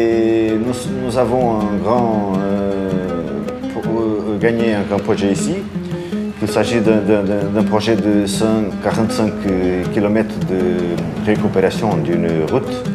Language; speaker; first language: French; non-native, fluent; Portuguese